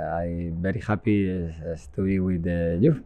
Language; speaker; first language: English; non-native, learner; Spanish